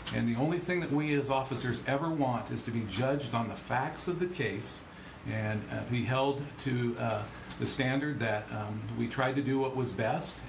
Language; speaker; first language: English; native; English